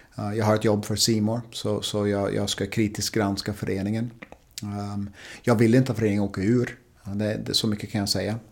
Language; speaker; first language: Swedish; non-native, fluent; English